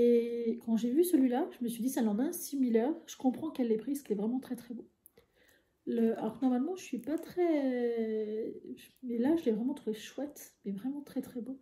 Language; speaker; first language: French; native; French